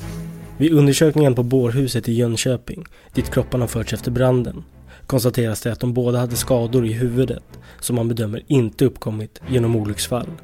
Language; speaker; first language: Swedish; native; Swedish